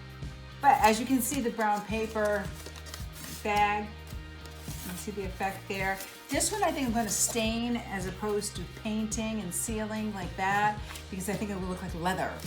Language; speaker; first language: English; native; English